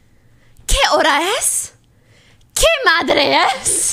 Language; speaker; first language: Spanish; non-native, learner; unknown